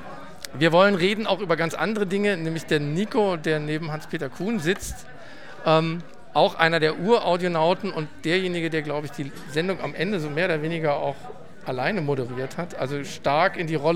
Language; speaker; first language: German; native; German